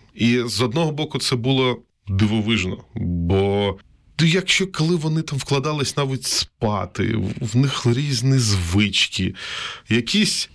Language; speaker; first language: Ukrainian; non-native, local second language; Russian